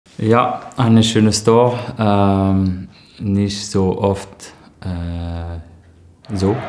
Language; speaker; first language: German; non-native, learner; French